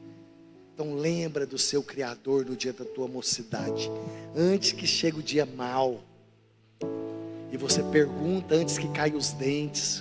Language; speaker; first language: Portuguese; native; Portuguese